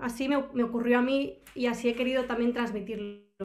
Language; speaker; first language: Spanish; native; Spanish